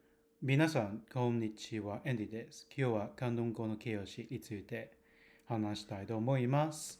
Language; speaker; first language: Japanese; non-native, fluent; Cantonese